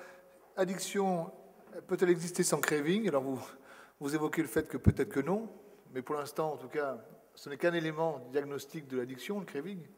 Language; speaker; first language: French; native; French